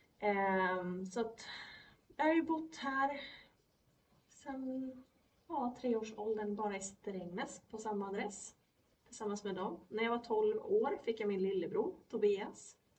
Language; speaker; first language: Swedish; early bilingual, other home language; Polish